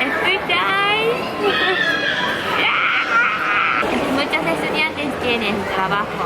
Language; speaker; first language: Spanish; non-native, fluent; Japanese